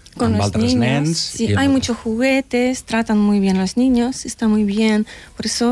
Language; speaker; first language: Spanish; non-native, learner; Ukrainian